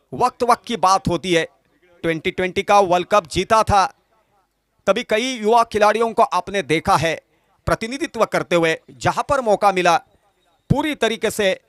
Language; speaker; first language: Hindi; non-native, local second language; Marathi